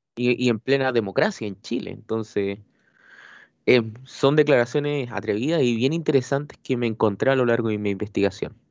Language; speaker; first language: Spanish; native; Spanish